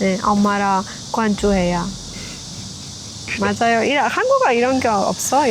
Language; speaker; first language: Korean; non-native, learner; Persian